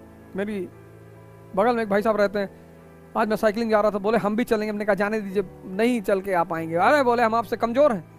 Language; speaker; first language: Hindi; native; Hindi